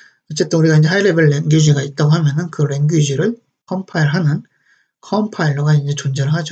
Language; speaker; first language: Korean; native; Korean